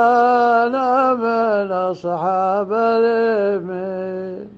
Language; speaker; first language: Arabic; native; Arabic